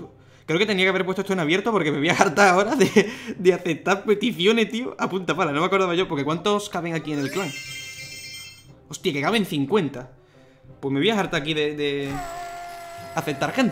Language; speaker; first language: Spanish; native; Spanish